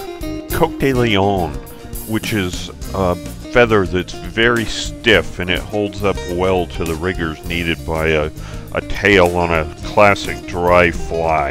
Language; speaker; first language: English; native; English